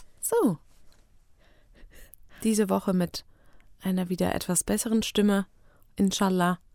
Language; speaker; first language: German; native; German